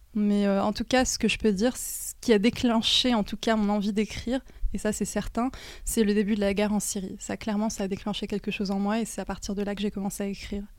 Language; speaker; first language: French; native; French